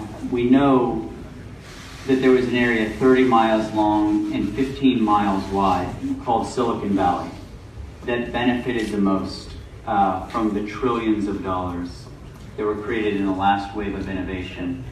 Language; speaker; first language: English; native; English